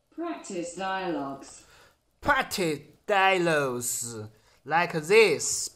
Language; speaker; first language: English; non-native, learner; Chinese